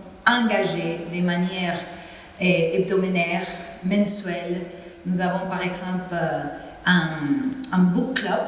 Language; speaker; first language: French; non-native, fluent; Spanish